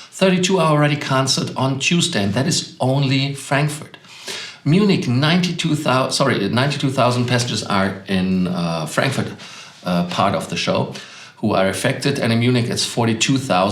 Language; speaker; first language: English; non-native, fluent; German